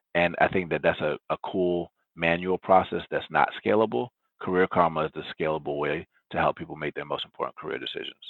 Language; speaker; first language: English; early bilingual, other home language; Spanish